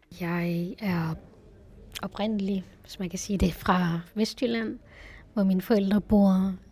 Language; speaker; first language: Danish; early bilingual, other home language; Tamil